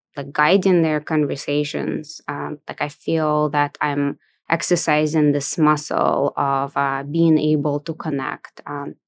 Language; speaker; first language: English; non-native, fluent; Russian